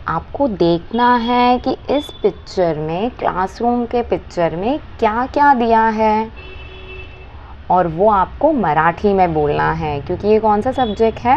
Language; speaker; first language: Hindi; non-native, local second language; Marathi